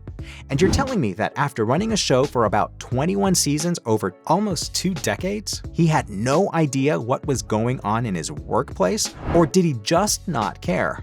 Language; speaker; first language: English; native; English